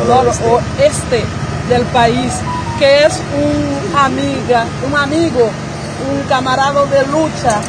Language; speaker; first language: Spanish; non-native, fluent; Haitian Creole